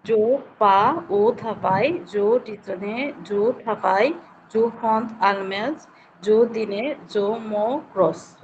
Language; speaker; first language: French; non-native, learner; Bangla